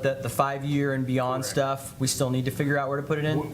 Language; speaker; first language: English; native; English